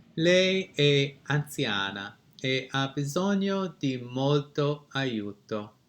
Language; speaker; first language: Italian; non-native, learner; English